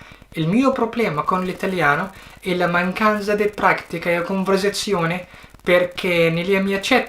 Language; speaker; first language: Italian; non-native, learner; Arabic